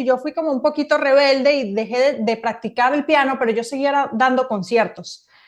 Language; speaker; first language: Spanish; native; Spanish